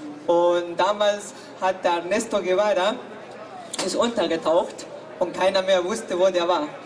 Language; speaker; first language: German; non-native, fluent; Spanish